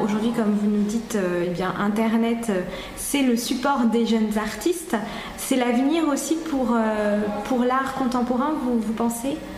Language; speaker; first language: French; native; French